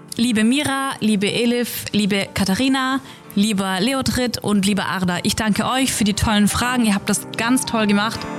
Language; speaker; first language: German; native; German